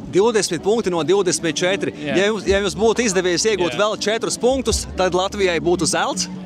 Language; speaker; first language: Latvian; native; Latvian